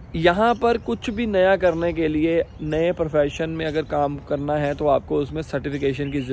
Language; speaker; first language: Hindi; native; Hindi